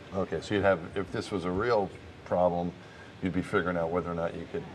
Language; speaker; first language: English; native; English